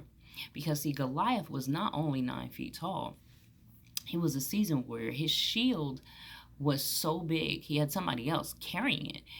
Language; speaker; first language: English; native; English